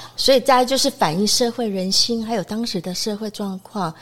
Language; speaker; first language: Chinese; non-native, local second language; Min Nan Chinese